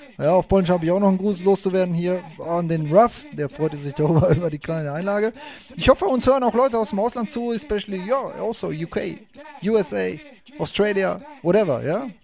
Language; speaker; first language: German; native; German